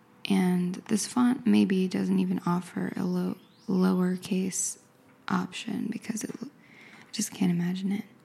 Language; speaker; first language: English; native; English